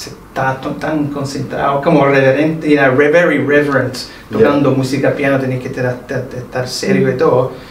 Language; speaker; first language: Spanish; early bilingual, heritage; Spanish